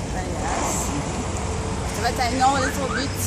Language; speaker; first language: English; non-native, learner; Russian